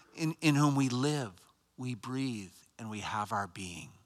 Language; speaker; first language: English; native; English